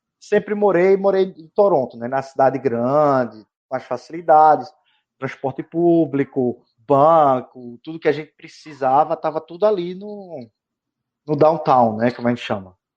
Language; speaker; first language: Portuguese; native; Portuguese